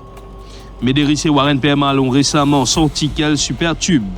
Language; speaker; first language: French; non-native, local second language; Morisyen